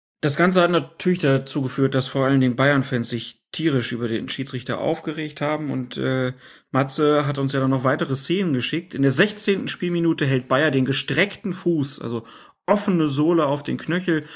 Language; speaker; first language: German; native; German